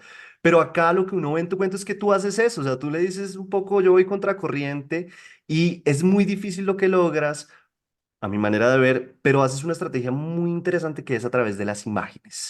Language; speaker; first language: Spanish; native; Spanish